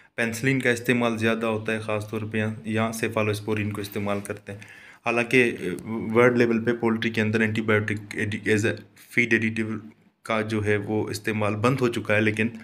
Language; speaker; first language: Urdu; non-native, local second language; Sindhi